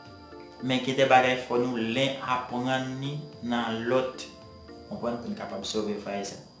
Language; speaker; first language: French; non-native, learner; Haitian Creole